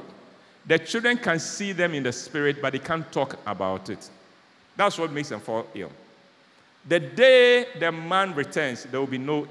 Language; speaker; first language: English; non-native, local second language; Akan